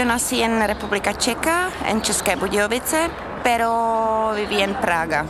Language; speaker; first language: Spanish; non-native, fluent; Czech